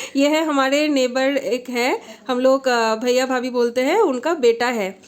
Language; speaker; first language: Hindi; non-native, local second language; Bangla